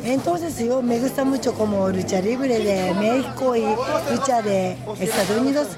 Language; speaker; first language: Spanish; non-native, learner; Japanese